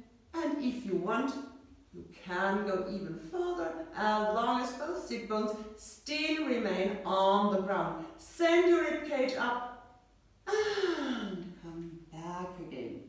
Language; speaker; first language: English; non-native, fluent; German